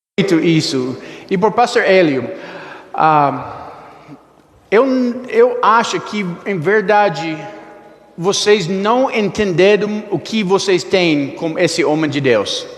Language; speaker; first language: Portuguese; non-native, learner; English